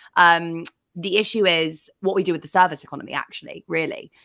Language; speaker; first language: English; native; English